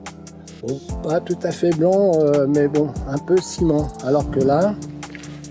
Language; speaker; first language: French; native; French